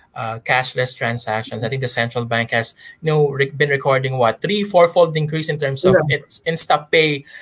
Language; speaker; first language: English; non-native, local second language; Pampanga